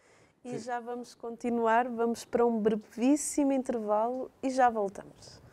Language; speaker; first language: Portuguese; native; Portuguese